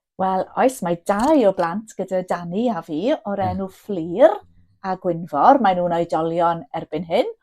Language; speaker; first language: Welsh; non-native, local second language; English